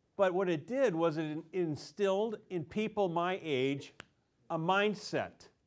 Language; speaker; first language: English; native; English